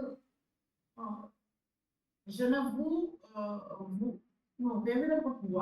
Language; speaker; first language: French; non-native, learner; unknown